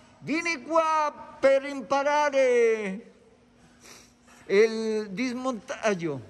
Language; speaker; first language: Italian; non-native, learner; Spanish